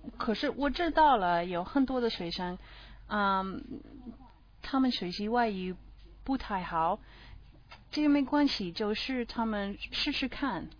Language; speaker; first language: Chinese; non-native, learner; English